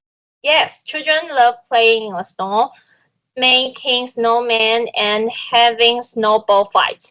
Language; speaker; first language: English; non-native, learner; Japanese